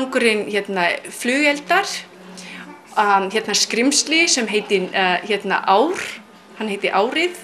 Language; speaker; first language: Icelandic; non-native, fluent; Chinese